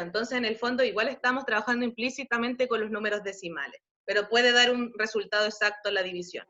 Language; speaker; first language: Spanish; native; Spanish